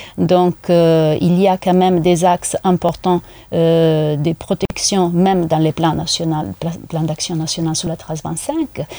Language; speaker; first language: French; non-native, fluent; Italian